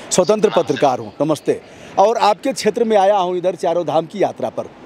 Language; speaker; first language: Hindi; native; Hindi